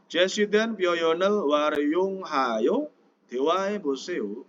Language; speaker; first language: Korean; non-native, fluent; Indonesian